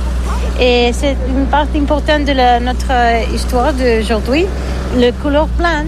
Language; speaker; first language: French; non-native, learner; Catalan